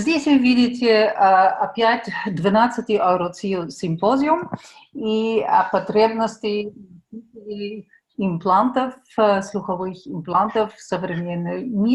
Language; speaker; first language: Russian; non-native, fluent; German